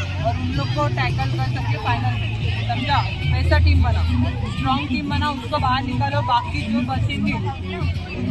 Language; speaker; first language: Hindi; non-native, local second language; Marathi